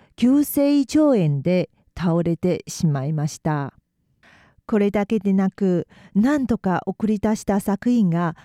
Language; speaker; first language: Japanese; non-native, fluent; Chinese